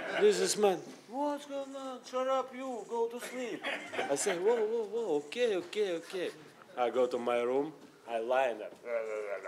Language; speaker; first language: English; non-native, learner; Russian